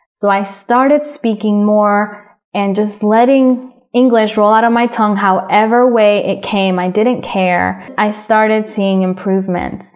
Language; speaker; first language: English; early bilingual, other home language; Spanish